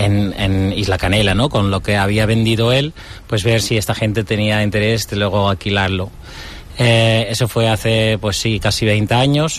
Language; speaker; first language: Spanish; non-native, fluent; Dutch